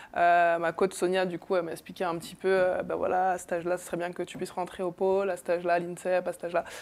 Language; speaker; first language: French; native; French